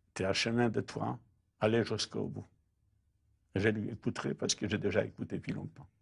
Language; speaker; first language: French; non-native, fluent; Polish